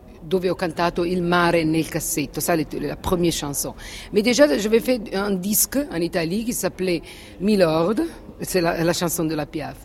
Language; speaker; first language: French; non-native, fluent; Italian